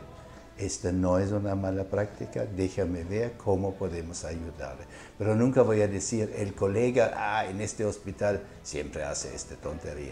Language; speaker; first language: Spanish; non-native, fluent; German